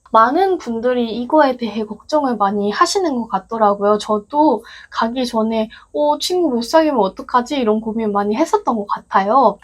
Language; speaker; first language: Korean; native; Korean